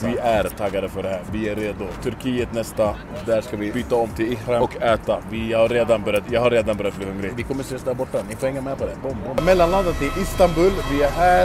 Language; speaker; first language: Swedish; native; Swedish